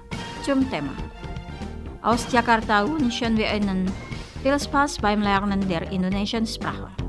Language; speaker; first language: German; non-native, fluent; Indonesian